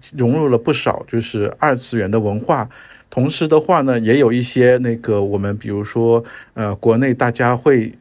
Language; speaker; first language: Chinese; native; Chinese